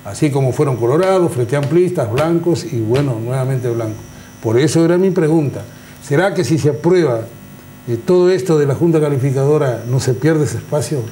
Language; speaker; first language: Spanish; native; Spanish